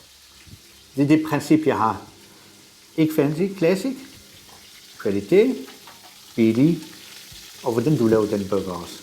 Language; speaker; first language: Danish; non-native, fluent; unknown